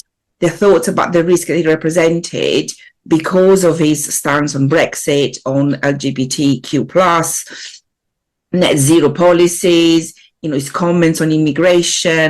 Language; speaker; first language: English; non-native, fluent; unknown